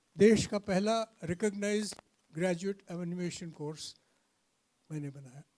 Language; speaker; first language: Hindi; native; Hindi